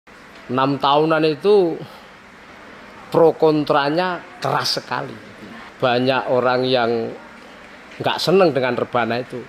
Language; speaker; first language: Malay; non-native, local second language; Javanese